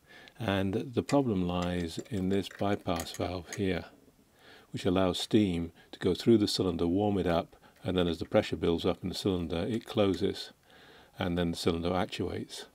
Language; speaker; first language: English; native; English